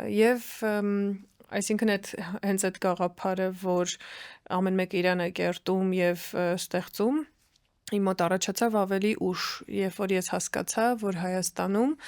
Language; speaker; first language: Armenian; early bilingual, heritage; Armenian